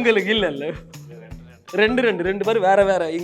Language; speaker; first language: Tamil; native; Tamil